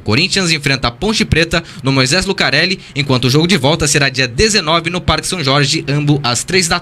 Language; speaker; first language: Portuguese; native; Portuguese